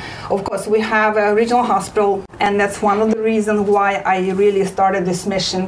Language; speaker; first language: English; non-native, fluent; Ukrainian